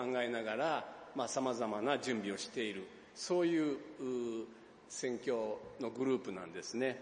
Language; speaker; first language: Japanese; native; Japanese